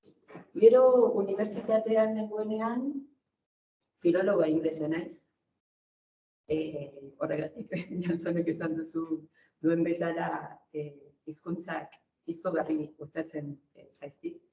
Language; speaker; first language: Basque; non-native, fluent; Spanish